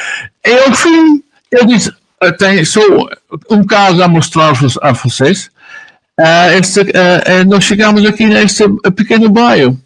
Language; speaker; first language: Portuguese; non-native, learner; Dutch